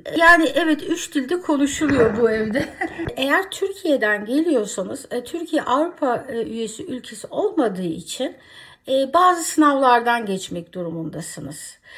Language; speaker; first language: Turkish; native; Turkish